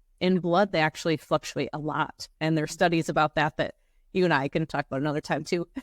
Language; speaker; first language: English; native; English